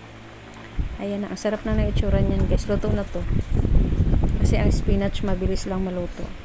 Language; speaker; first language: Filipino; native; Filipino